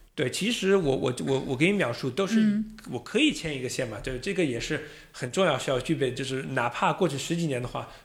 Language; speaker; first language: Chinese; non-native, fluent; English